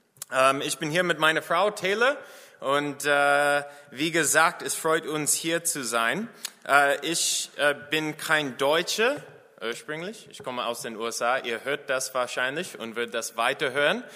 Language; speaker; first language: German; non-native, fluent; English